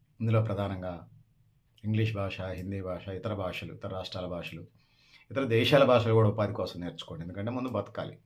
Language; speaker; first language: Telugu; native; Telugu